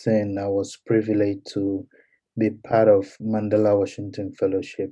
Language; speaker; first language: English; non-native, local second language; Ewe